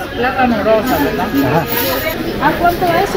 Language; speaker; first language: Spanish; non-native, fluent; Italian